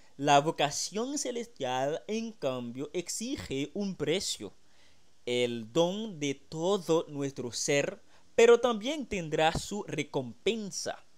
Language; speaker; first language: Spanish; non-native, fluent; Haitian Creole